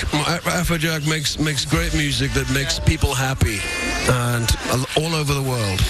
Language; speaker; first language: English; native; English